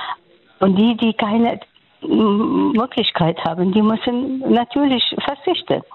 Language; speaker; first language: German; non-native, fluent; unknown